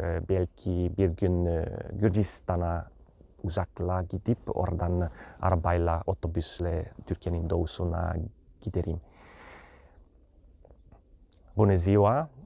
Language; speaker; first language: Turkish; non-native, learner; Hungarian